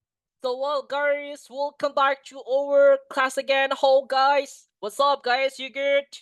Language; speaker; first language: English; non-native, fluent; Indonesian